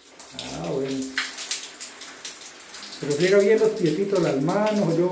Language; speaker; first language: Spanish; native; Spanish